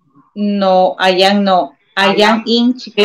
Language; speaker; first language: English; non-native, learner; Spanish